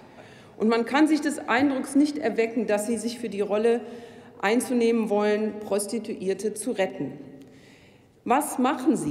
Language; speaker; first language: German; native; German